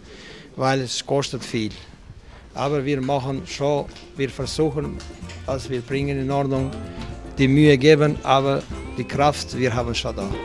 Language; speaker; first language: German; non-native, learner; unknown